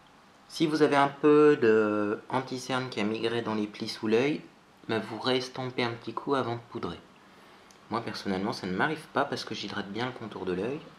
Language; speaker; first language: French; native; French